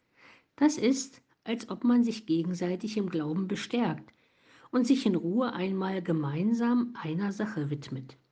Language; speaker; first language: German; native; German